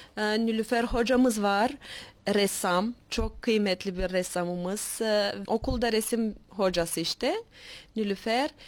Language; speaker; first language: Turkish; native; Turkish